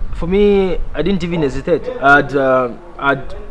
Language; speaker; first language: English; non-native, local second language; Bemba